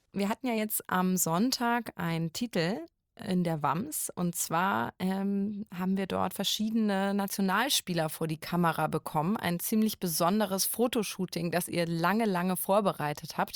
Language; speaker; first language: German; native; German